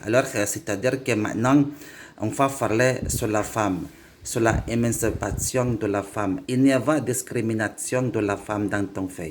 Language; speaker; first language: French; non-native, learner; Indonesian